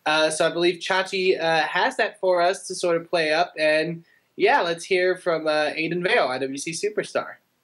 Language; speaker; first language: English; native; English